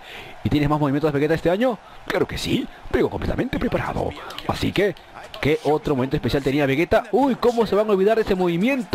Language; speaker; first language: Spanish; native; Spanish